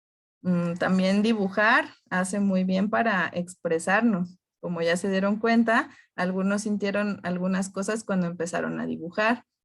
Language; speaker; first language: Spanish; native; Spanish